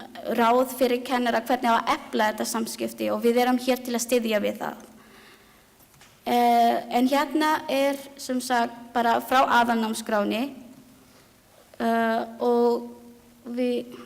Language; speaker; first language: Icelandic; non-native, learner; Filipino